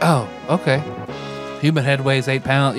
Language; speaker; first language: English; native; English